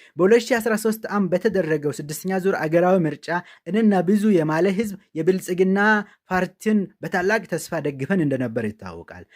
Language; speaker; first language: Amharic; non-native, local second language; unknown